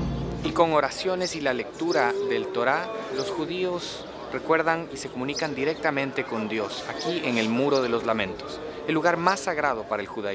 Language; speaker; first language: Spanish; native; Spanish